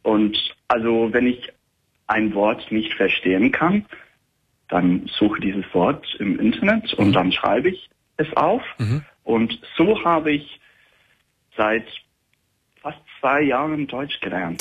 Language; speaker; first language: German; non-native, fluent; English